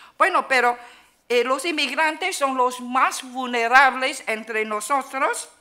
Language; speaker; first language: Spanish; non-native, fluent; Chinese